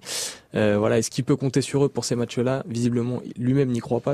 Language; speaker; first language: French; native; French